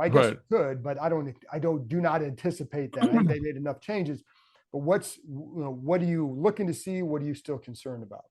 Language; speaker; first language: English; native; English